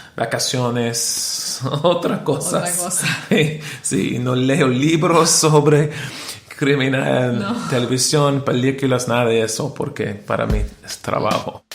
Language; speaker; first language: Spanish; non-native, learner; English